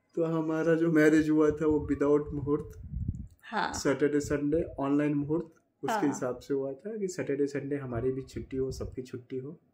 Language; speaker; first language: Hindi; native; Hindi